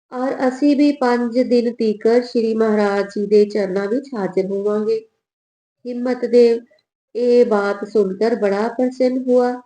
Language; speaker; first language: Hindi; non-native, local second language; Punjabi